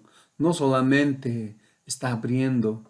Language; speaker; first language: Spanish; native; Spanish